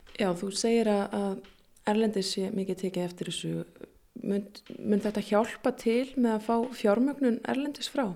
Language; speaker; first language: Icelandic; native; Icelandic